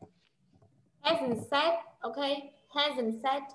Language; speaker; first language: English; non-native, fluent; Vietnamese